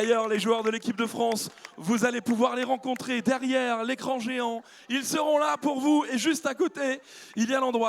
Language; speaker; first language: French; native; French